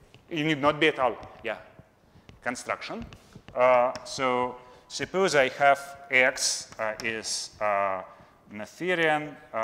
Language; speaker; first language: English; non-native, fluent; Russian